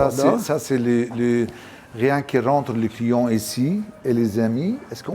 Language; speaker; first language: French; non-native, local second language; Arabic